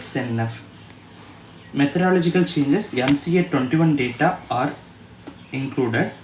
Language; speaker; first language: English; non-native, local second language; Tamil